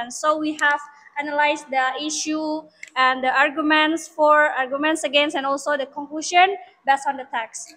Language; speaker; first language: English; non-native, learner; Indonesian